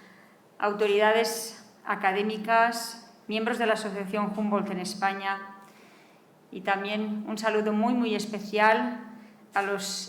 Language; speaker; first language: Spanish; native; Spanish